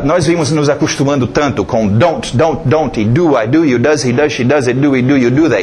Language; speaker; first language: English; non-native, fluent; Portuguese